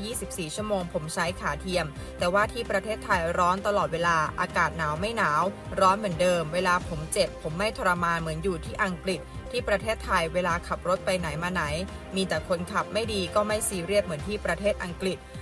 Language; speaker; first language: Thai; native; Thai